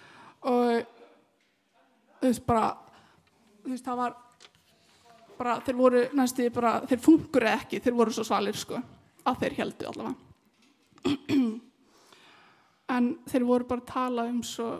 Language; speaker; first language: Icelandic; native; Icelandic